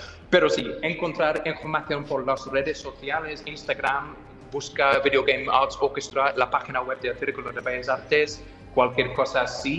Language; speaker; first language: Spanish; non-native, fluent; English